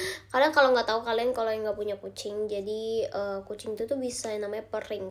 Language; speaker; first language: Indonesian; native; Indonesian